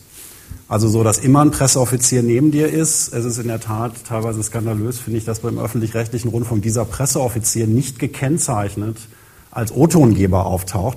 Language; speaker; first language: German; native; German